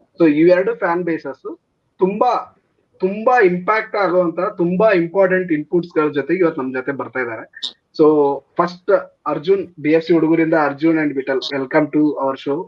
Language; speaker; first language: Kannada; native; Kannada